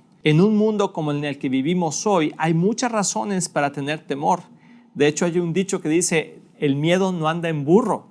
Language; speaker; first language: Spanish; native; Spanish